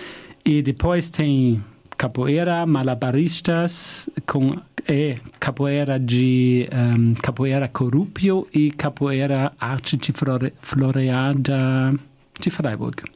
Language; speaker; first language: Portuguese; non-native, fluent; German